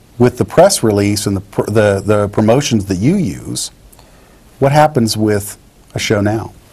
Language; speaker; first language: English; native; English